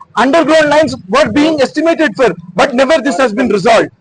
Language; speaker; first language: English; non-native, local second language; Urdu